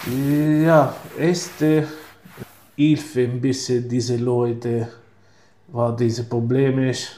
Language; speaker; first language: German; non-native, learner; Italian